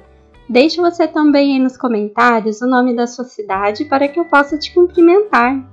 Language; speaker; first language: Portuguese; native; Portuguese